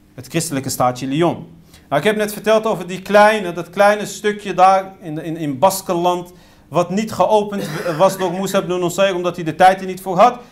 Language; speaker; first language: Dutch; early bilingual, other home language; Riffian